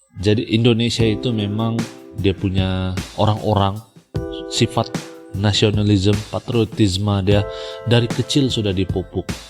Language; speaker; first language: Malay; native; Malay